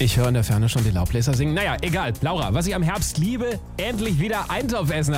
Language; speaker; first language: German; native; German